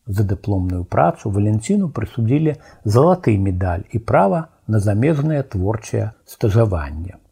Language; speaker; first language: Belarusian; native; Belarusian